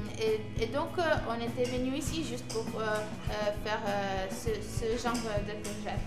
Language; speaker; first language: French; non-native, learner; Italian